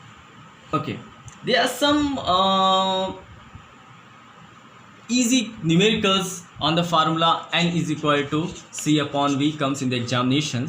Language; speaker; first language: English; non-native, local second language; Hindi